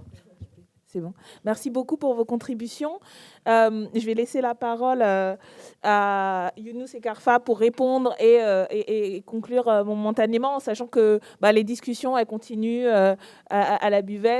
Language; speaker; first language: French; native; French